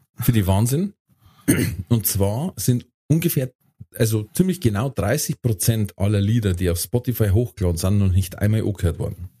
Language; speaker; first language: German; native; German